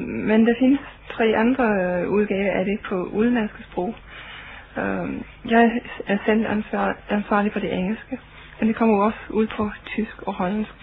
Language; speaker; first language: Danish; non-native, fluent; English